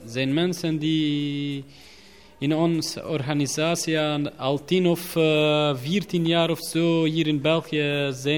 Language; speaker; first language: Dutch; non-native, learner; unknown